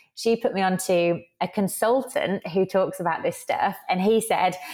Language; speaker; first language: English; native; English